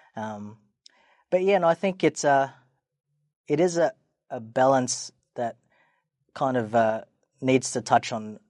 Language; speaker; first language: English; native; English